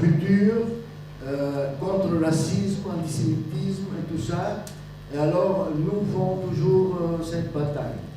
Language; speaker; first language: French; non-native, fluent; Greek